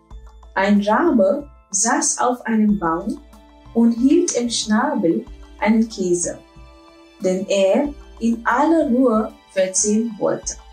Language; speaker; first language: German; non-native, fluent; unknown